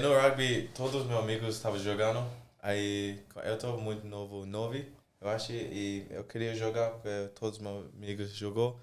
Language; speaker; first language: Portuguese; early bilingual, heritage; English